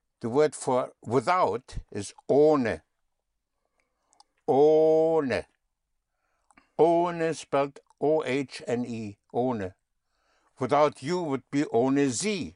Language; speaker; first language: German; non-native, fluent; English